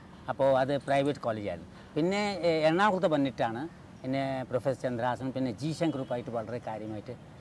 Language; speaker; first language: Malayalam; non-native, local second language; Hindi